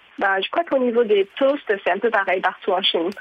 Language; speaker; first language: French; non-native, fluent; Chinese